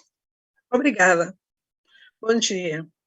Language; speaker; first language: Portuguese; non-native, learner; Spanish